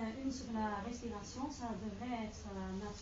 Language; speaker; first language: French; non-native, learner; Dutch